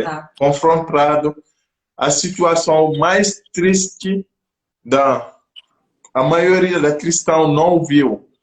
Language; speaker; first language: Portuguese; non-native, local second language; French